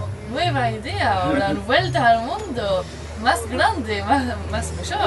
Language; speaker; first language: Spanish; non-native, learner; French